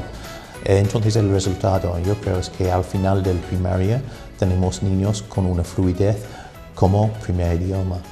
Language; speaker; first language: Spanish; non-native, fluent; English